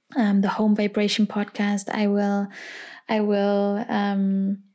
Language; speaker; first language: English; non-native, fluent; German